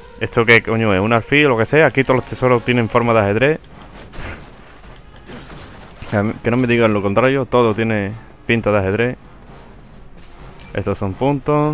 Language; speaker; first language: Spanish; native; Spanish